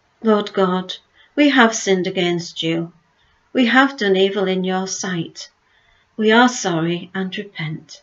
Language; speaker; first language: English; native; English